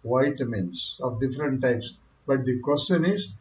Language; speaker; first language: English; non-native, local second language; Kannada